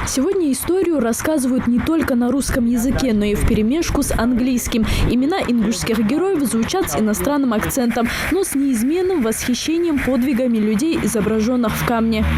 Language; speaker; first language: Russian; native; Russian